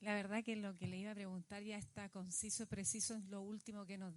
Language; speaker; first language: Spanish; native; Spanish